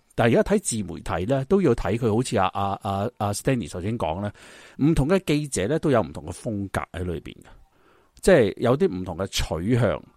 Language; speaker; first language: Cantonese; native; Cantonese